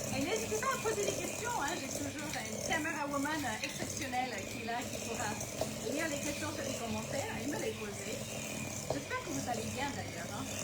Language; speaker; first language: French; non-native, fluent; English